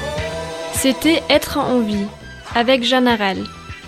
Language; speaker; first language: French; native; French